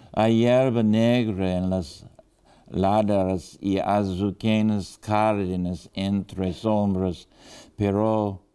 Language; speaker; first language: Spanish; non-native, fluent; English